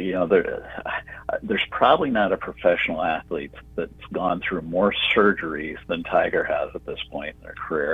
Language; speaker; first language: English; native; English